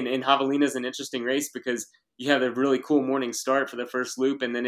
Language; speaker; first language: English; native; English